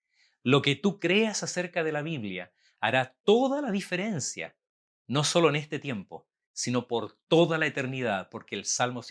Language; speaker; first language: Spanish; native; Spanish